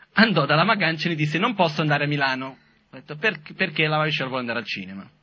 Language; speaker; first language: Italian; non-native, fluent; Portuguese